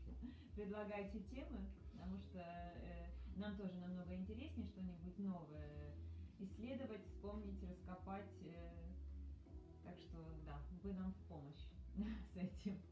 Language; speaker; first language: Russian; non-native, fluent; Polish